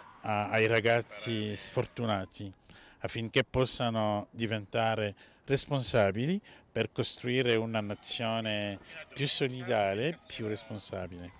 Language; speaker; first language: Italian; non-native, fluent; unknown